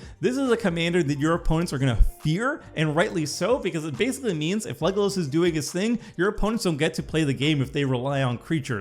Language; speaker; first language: English; native; English